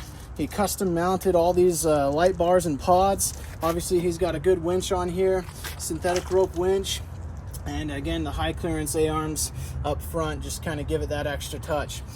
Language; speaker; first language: English; native; English